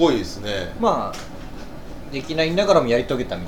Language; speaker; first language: Japanese; native; Japanese